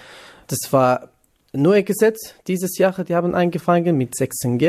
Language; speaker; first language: German; non-native, learner; Kurdish